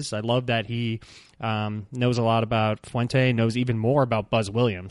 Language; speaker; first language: English; native; English